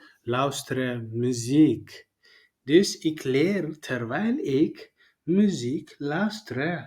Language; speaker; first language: Dutch; non-native, learner; Tigrinya